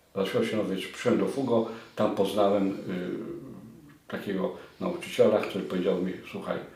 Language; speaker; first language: Polish; native; Polish